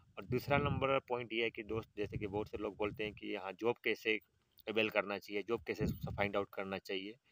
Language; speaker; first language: Hindi; native; Hindi